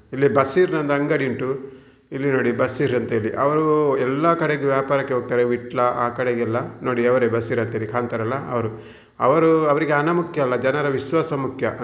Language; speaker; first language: Kannada; native; Kannada